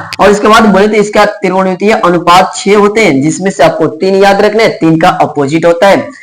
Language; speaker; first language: Hindi; native; Hindi